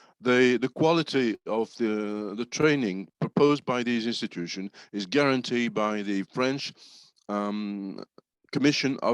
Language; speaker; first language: English; non-native, fluent; French